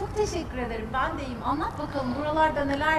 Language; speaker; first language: Turkish; native; Turkish